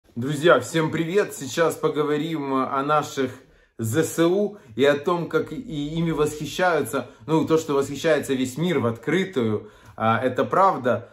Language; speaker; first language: Russian; native; Russian